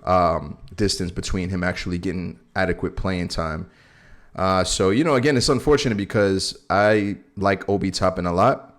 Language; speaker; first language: English; native; English